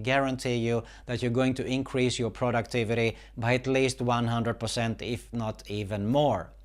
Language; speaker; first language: English; non-native, fluent; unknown